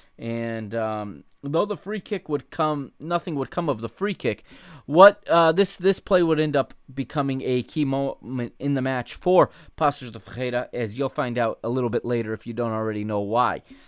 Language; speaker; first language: English; native; English